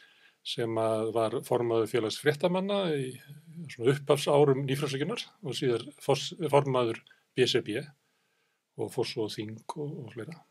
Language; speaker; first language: Icelandic; native; Icelandic